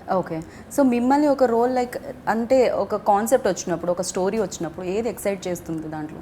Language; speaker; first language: Telugu; native; Telugu